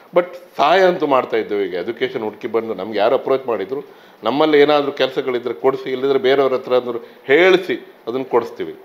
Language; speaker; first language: Kannada; native; Kannada